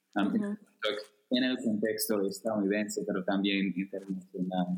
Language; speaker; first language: Spanish; non-native, fluent; English